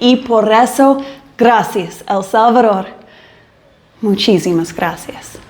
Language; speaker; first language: Spanish; non-native, learner; English